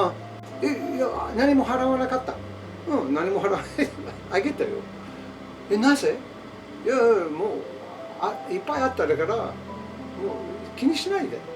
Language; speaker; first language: Japanese; non-native, learner; English